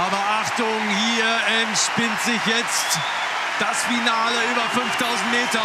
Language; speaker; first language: German; native; German